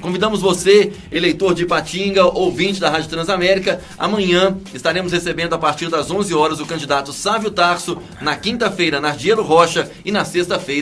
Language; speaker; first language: Portuguese; native; Portuguese